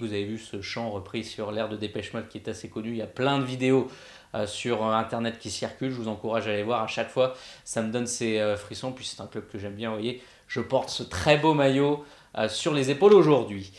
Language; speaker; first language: French; native; French